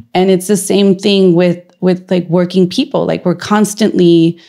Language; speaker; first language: English; native; English